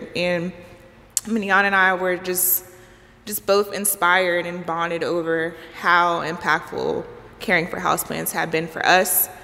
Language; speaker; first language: English; native; English